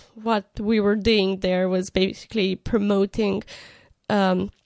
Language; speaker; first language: English; non-native, fluent; Romanian